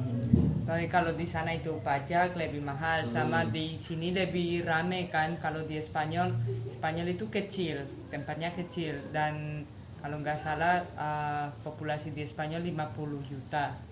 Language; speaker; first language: Indonesian; non-native, fluent; Spanish